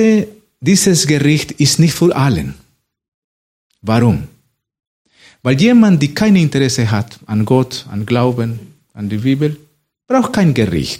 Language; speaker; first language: German; non-native, fluent; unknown